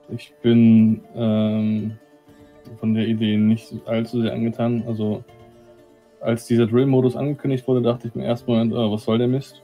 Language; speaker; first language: German; native; German